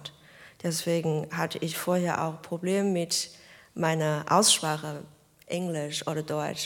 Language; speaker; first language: German; non-native, fluent; Chinese